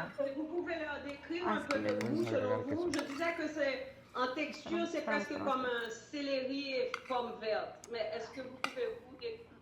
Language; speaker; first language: French; native; French